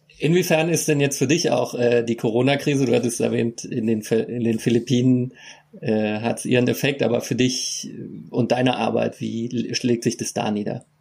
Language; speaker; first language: German; native; German